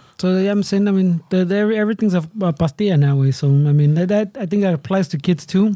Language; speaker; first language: English; early bilingual, other home language; Spanish